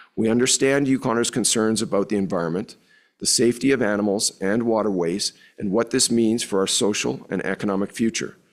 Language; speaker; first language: English; native; English